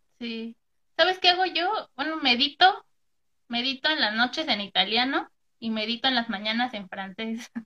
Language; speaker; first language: Spanish; native; Spanish